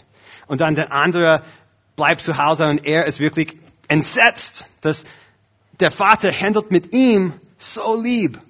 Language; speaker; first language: German; non-native, fluent; English